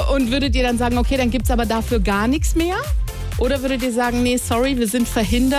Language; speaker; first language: German; native; German